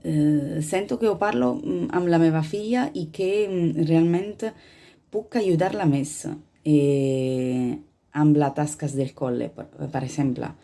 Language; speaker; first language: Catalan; non-native, learner; Italian